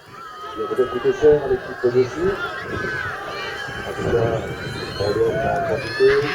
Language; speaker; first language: French; native; French